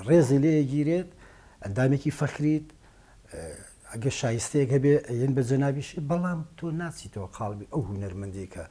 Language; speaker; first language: Central Kurdish; non-native, local second language; Gurani